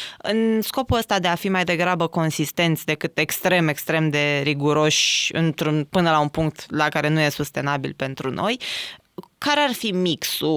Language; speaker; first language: Romanian; native; Romanian